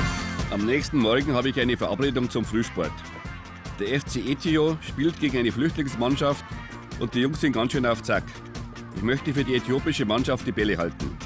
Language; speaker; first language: German; native; German